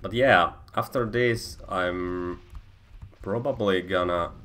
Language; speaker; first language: English; non-native, fluent; Finnish